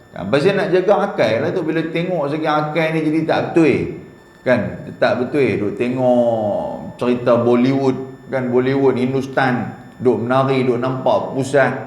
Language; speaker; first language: Malay; native; Malay